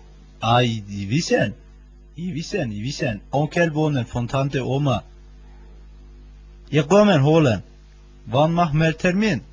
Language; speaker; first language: German; non-native, learner; Turkish